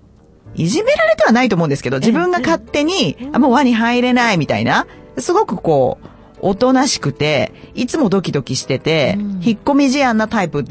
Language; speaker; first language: Japanese; native; Japanese